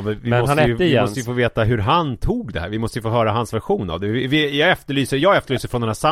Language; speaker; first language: Swedish; native; Swedish